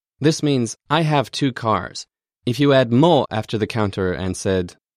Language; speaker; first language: English; native; English